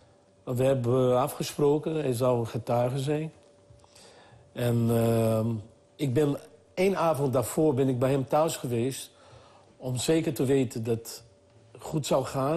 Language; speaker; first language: Dutch; non-native, fluent; Portuguese